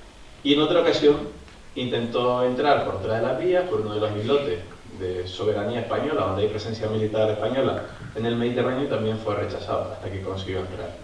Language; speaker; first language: Spanish; native; Spanish